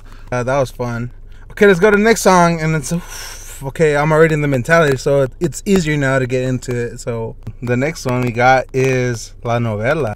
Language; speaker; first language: English; early bilingual, other home language; Spanish